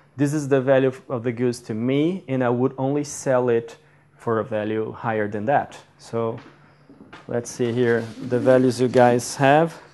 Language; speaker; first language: English; non-native, fluent; Portuguese